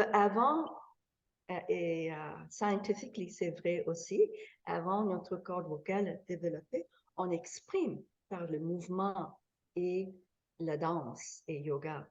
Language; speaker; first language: French; non-native, fluent; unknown